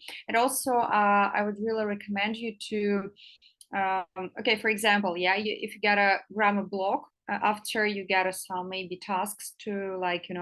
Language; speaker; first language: English; non-native, fluent; Russian